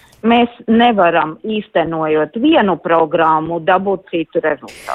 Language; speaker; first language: Latvian; non-native, local second language; Russian